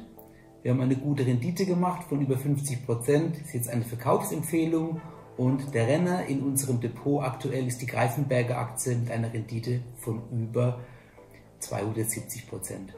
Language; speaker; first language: German; native; German